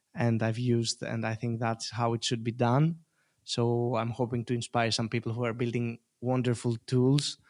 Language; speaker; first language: English; non-native, fluent; Greek